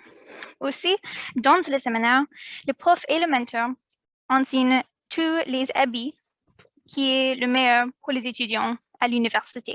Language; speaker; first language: French; non-native, learner; English